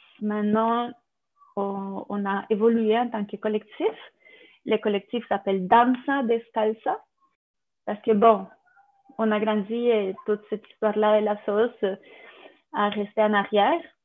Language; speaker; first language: French; non-native, fluent; Spanish